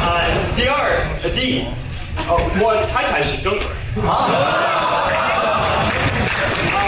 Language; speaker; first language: Chinese; non-native, learner; English